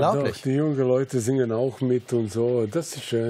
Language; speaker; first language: German; non-native, fluent; Serbian